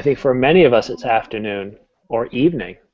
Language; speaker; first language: English; native; English